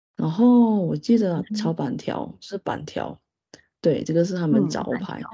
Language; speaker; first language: Chinese; non-native, local second language; Hakka Chinese